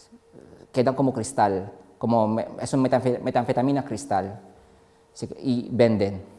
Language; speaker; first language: Spanish; non-native, fluent; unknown